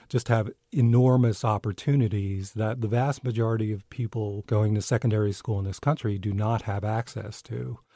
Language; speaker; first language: English; native; English